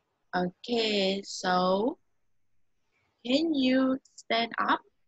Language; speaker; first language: English; non-native, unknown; Vietnamese